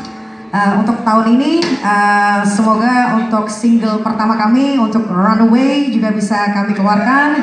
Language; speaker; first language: Indonesian; native; Indonesian